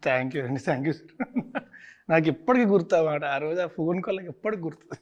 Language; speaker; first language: Telugu; native; Telugu